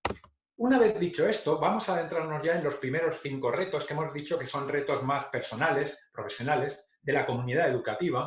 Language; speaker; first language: Spanish; native; Spanish